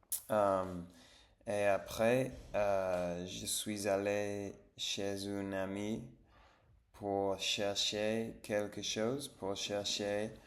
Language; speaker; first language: French; non-native, learner; English